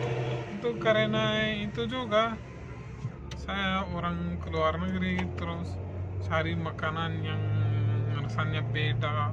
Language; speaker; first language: Indonesian; non-native, learner; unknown